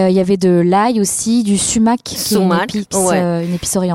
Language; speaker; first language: French; native; French